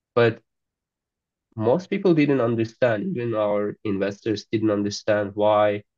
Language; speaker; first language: English; non-native, fluent; Azerbaijani